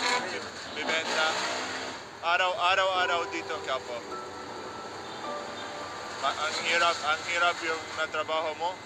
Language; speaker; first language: Filipino; non-native, learner; Arabic